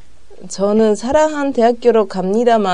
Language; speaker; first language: Korean; non-native, learner; Japanese